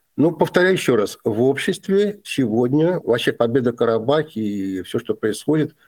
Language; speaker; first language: Russian; non-native, local second language; Azerbaijani